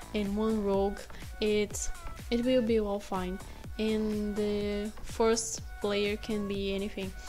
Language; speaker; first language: English; non-native, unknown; Portuguese